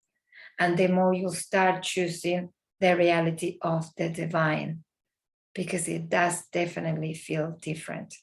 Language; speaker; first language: English; non-native, fluent; Spanish